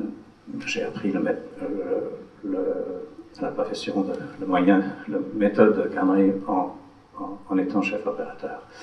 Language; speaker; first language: French; non-native, fluent; English